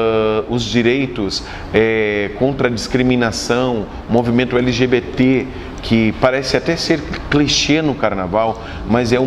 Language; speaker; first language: Portuguese; native; Portuguese